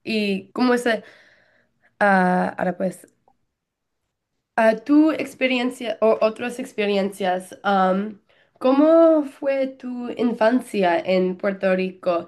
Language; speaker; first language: Spanish; non-native, learner; English